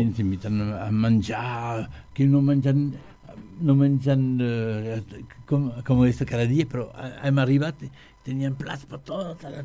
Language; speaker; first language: Catalan; non-native, learner; French